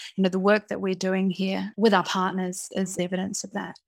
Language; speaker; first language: English; native; English